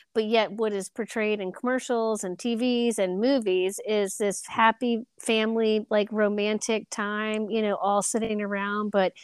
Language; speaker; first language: English; native; English